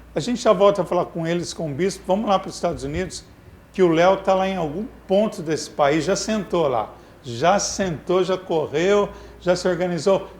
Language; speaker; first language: Portuguese; native; Portuguese